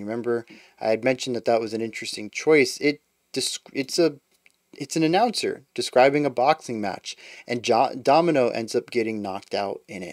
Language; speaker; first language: English; native; English